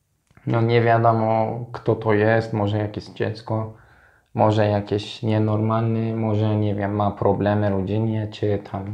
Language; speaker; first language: Polish; non-native, fluent; Turkish